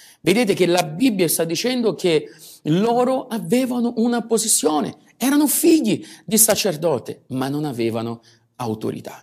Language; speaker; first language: Italian; non-native, fluent; Portuguese